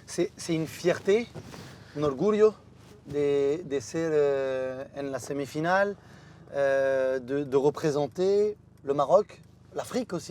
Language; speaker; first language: French; native; French